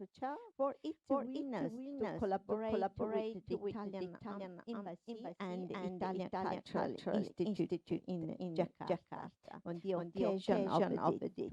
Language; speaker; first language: English; non-native, fluent; Italian